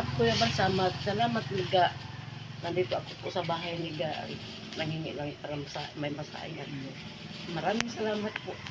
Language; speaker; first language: Filipino; non-native, local second language; Cebuano